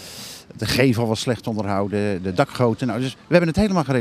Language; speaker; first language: Dutch; native; Dutch